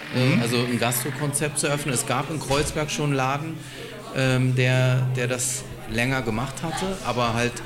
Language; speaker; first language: German; native; German